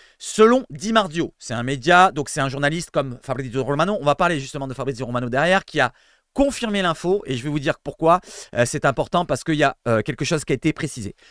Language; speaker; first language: French; native; French